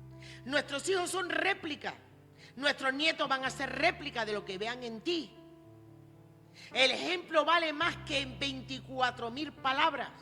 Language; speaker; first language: Spanish; native; Spanish